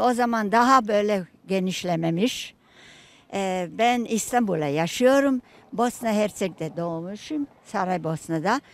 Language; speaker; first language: Turkish; non-native, fluent; Serbian